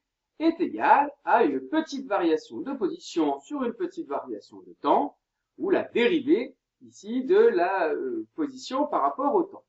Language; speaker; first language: French; native; French